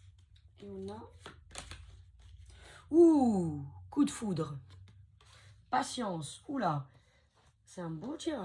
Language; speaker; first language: French; native; French